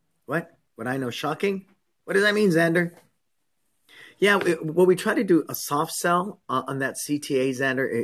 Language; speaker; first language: English; native; English